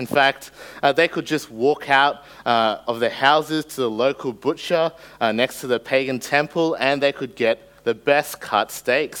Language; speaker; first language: English; native; English